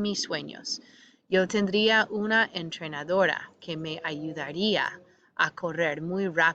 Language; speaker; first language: Spanish; non-native, fluent; English